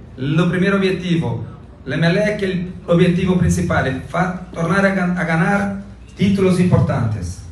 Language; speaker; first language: Spanish; non-native, learner; Portuguese